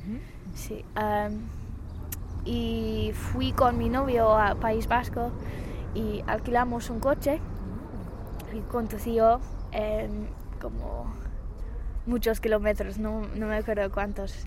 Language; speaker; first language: Spanish; non-native, fluent; English